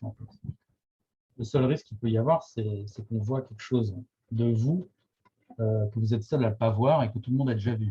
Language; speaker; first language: French; native; French